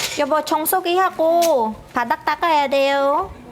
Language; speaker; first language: Korean; non-native, learner; Khmer